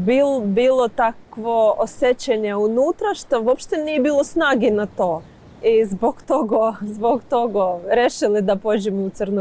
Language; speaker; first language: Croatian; non-native, learner; Ukrainian